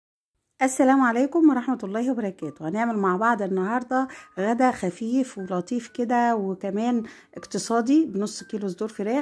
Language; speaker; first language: Arabic; native; Arabic